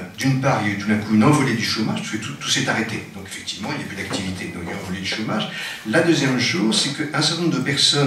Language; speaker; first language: French; native; French